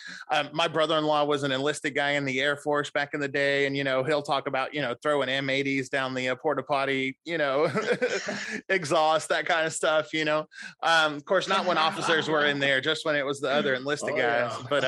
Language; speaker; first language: English; native; English